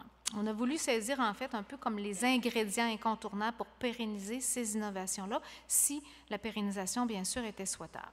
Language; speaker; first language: French; native; French